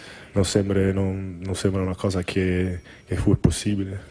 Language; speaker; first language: Spanish; non-native, learner; English